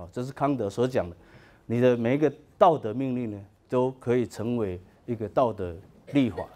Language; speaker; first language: Chinese; native; Chinese